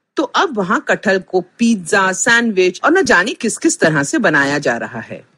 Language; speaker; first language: Hindi; non-native, local second language; Punjabi